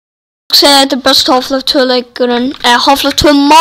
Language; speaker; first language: Icelandic; non-native, learner; Danish